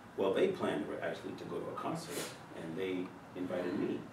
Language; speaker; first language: English; native; English